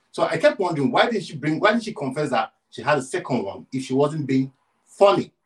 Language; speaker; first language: English; non-native, local second language; Yoruba